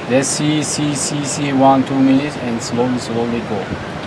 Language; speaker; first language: English; non-native, learner; Tajik